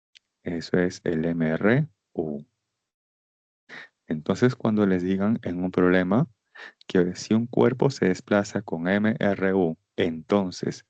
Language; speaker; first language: Spanish; native; Spanish